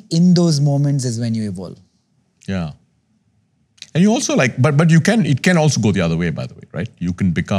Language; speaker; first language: English; non-native, local second language; Tamil